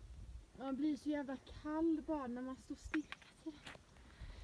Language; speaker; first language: Swedish; native; Swedish